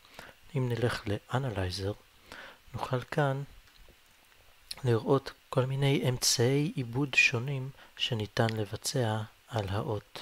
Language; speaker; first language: Hebrew; native; Hebrew